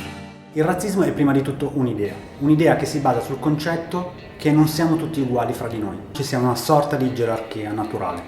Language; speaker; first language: Italian; early bilingual, other home language; Tigrinya